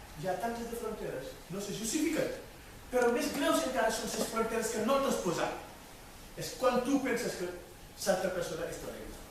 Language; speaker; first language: Catalan; non-native, fluent; Wolof